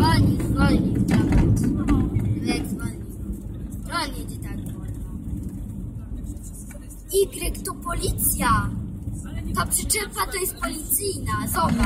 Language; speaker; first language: Polish; native; Polish